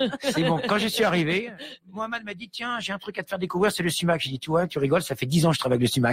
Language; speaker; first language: French; native; French